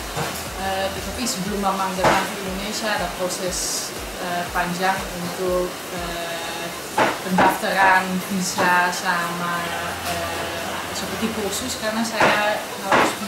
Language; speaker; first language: Indonesian; non-native, fluent; Dutch